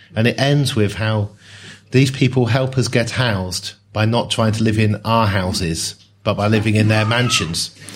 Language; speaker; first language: English; native; English